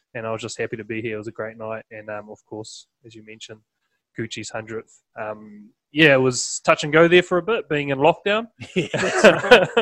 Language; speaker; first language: English; native; English